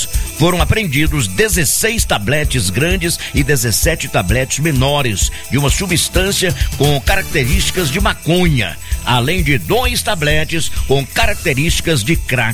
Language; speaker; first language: Portuguese; native; Portuguese